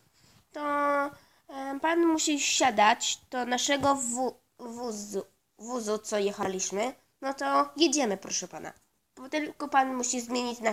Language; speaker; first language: Polish; non-native, learner; Russian